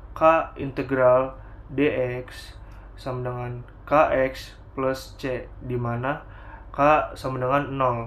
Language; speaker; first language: Indonesian; native; Indonesian